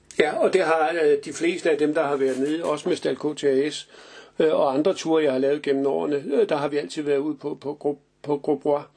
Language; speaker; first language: Danish; native; Danish